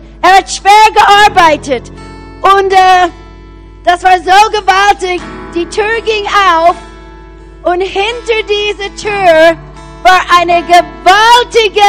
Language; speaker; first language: German; non-native, fluent; English